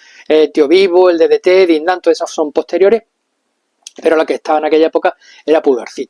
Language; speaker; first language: Spanish; native; Spanish